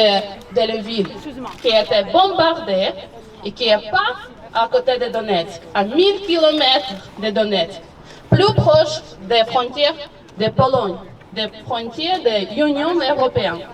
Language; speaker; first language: French; non-native, learner; Ukrainian